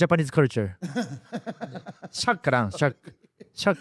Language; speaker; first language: Filipino; non-native, fluent; Japanese